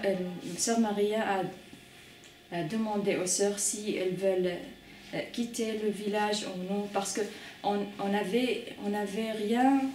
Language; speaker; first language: French; non-native, fluent; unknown